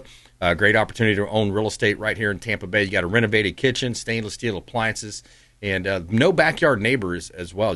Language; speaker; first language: English; native; English